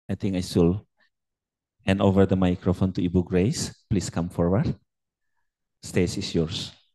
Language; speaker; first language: English; non-native, local second language; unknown